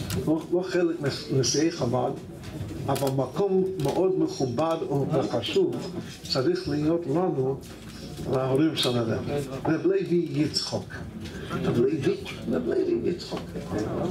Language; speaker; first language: Hebrew; non-native, fluent; English